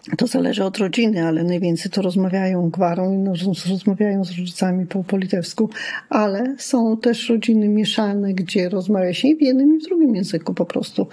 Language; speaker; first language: Polish; non-native, local second language; Lithuanian